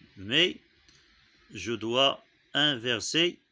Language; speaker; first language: French; non-native, local second language; Arabic